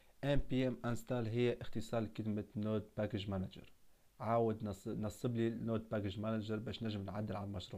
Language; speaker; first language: Arabic; native; Arabic